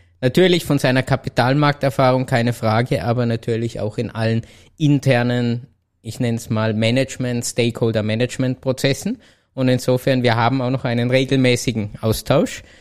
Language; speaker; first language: German; native; German